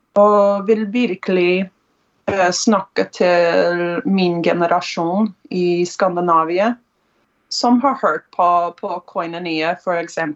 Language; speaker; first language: Norwegian; non-native, fluent; English